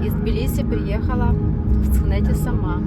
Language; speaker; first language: Russian; native; Russian